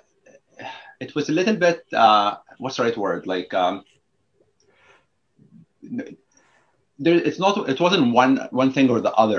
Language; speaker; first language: English; non-native, fluent; Arabic